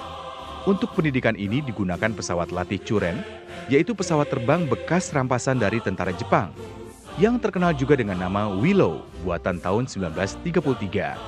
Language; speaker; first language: Indonesian; native; Indonesian